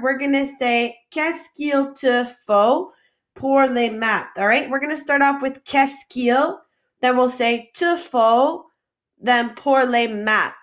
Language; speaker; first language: French; non-native, fluent; English